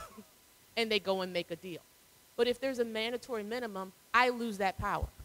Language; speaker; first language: English; native; English